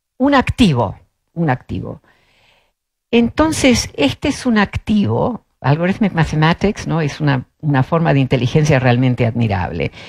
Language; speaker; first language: Spanish; early bilingual, other home language; Dutch